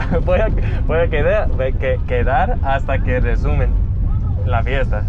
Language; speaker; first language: Spanish; non-native, learner; English